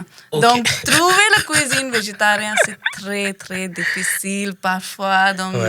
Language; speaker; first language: French; non-native, learner; Hindi